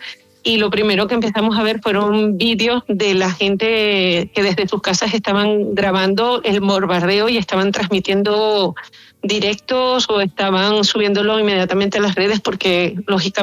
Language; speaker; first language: Spanish; native; Spanish